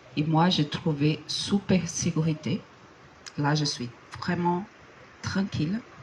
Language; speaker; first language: French; non-native, fluent; Portuguese